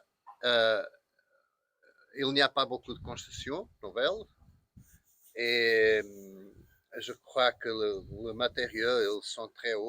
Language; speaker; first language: French; non-native, learner; Portuguese